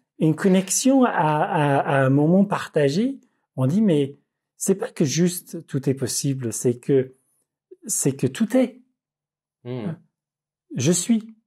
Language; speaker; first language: French; non-native, fluent; Dutch